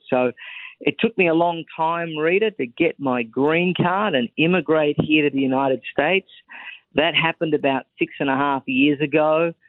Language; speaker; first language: English; native; English